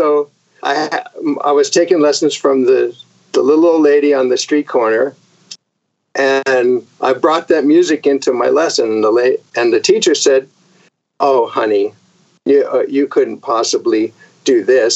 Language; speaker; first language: English; native; English